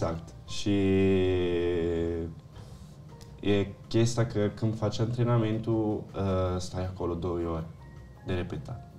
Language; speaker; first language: Romanian; early bilingual, heritage; Italian